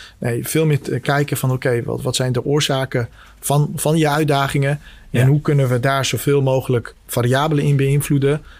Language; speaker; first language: Dutch; early bilingual, other home language; Albanian